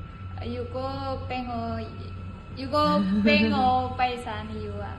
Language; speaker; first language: Cantonese; non-native, learner; Indonesian